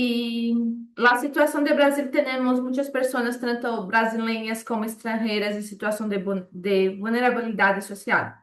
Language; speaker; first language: Spanish; non-native, fluent; Portuguese